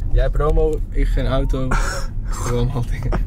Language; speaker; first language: Dutch; native; Dutch